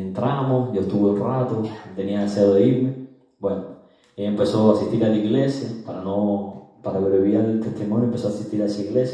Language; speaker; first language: Spanish; native; Spanish